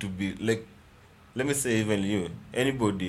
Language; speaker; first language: English; non-native, local second language; Luo (Kenya and Tanzania)